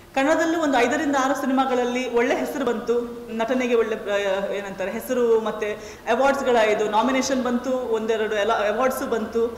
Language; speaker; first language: Kannada; non-native, local second language; Konkani